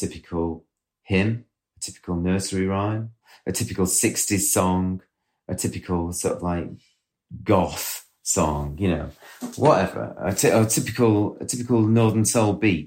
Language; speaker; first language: English; native; English